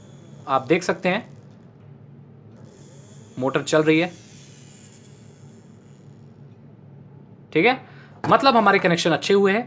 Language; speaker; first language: Hindi; native; Hindi